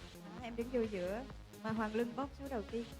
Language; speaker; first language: Vietnamese; native; Vietnamese